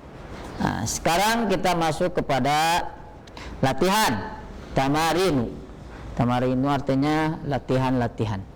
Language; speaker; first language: Indonesian; native; Indonesian